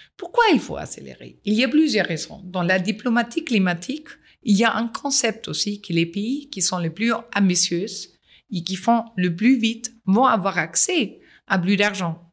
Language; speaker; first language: French; non-native, fluent; German